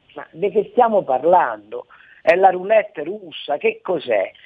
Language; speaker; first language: Italian; native; Italian